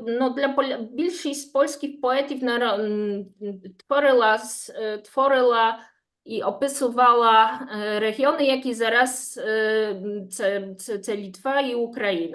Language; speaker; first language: Ukrainian; non-native, fluent; Polish